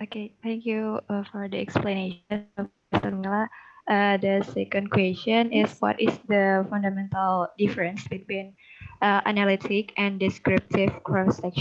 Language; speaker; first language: English; non-native, learner; Indonesian